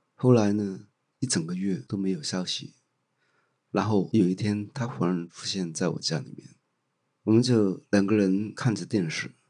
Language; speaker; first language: Chinese; non-native, local second language; Cantonese